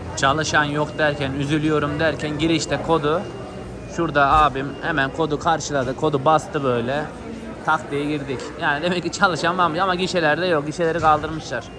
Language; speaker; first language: Turkish; native; Turkish